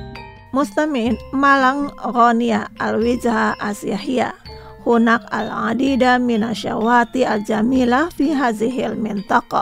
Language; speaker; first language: Arabic; non-native, local second language; Indonesian